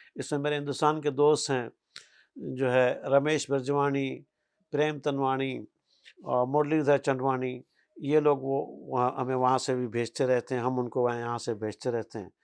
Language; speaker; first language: Urdu; non-native, local second language; Sindhi